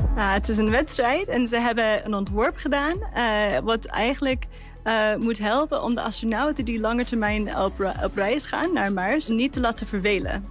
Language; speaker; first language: Dutch; non-native, fluent; English